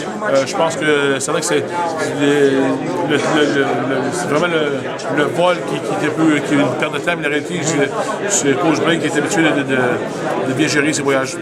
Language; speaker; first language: French; native; French